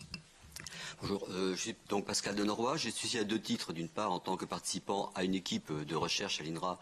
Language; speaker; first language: French; native; French